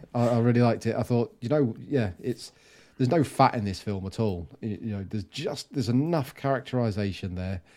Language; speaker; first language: English; native; English